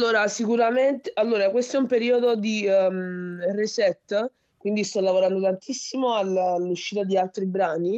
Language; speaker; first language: Italian; early bilingual, other home language; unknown